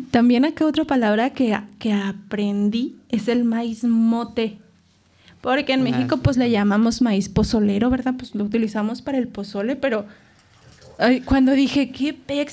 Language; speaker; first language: Spanish; native; Spanish